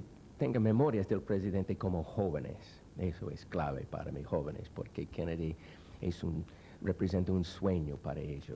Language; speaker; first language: Spanish; non-native, fluent; English